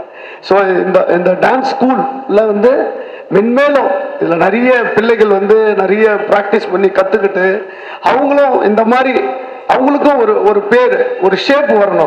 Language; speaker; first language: Tamil; native; Tamil